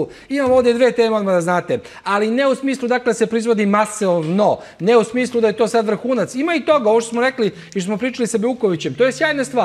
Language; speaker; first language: Serbian; native; Serbian